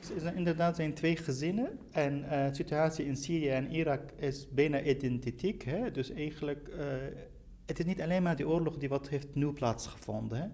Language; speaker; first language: Dutch; non-native, fluent; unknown